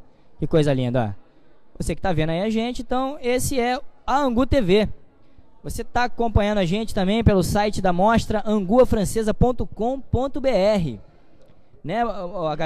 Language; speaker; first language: Portuguese; native; Portuguese